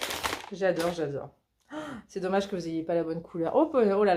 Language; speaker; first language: French; native; French